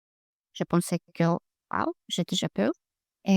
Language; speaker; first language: French; non-native, learner; Russian